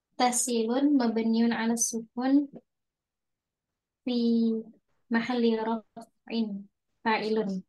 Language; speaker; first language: Arabic; non-native, learner; Indonesian